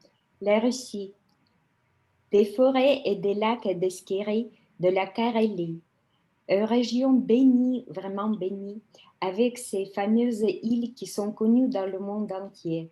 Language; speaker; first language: French; non-native, fluent; Russian